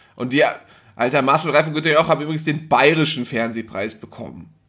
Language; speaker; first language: German; native; German